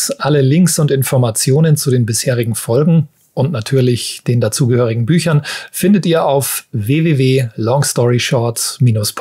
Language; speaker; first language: German; native; German